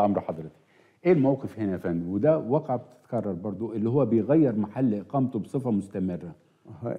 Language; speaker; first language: Arabic; native; Arabic